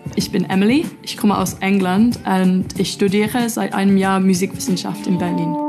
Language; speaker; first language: German; non-native, fluent; English